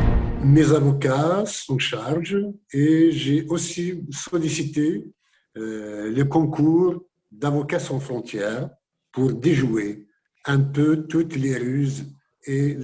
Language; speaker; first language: French; non-native, local second language; Kabyle